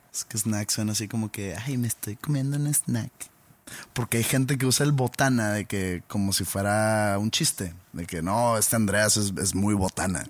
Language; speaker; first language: Spanish; native; Spanish